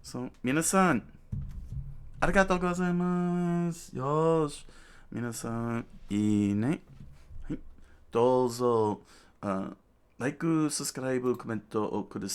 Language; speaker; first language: Japanese; non-native, learner; English